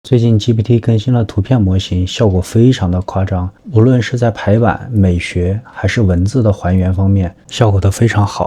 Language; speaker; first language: Chinese; native; Chinese